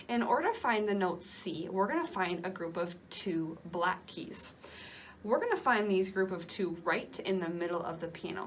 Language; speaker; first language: English; native; English